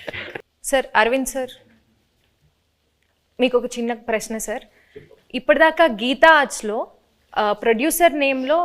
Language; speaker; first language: Telugu; native; Telugu